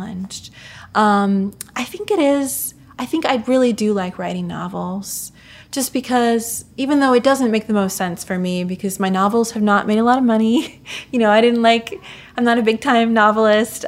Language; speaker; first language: English; native; English